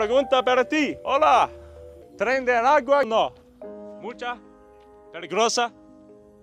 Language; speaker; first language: Spanish; non-native, learner; English